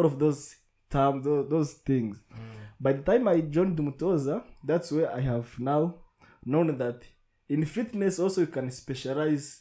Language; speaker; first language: English; non-native, local second language; Kinyarwanda